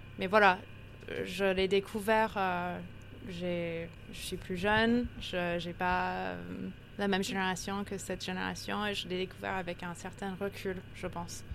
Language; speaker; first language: French; early bilingual, heritage; French